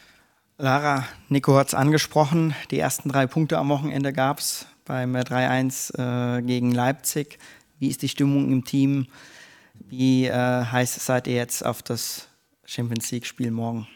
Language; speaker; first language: German; native; German